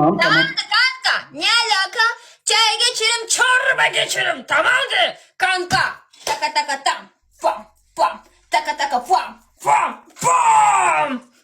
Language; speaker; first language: Turkish; non-native, learner; Russian